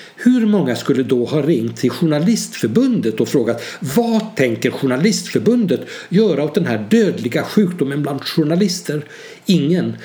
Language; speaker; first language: Swedish; early bilingual, other home language; Hungarian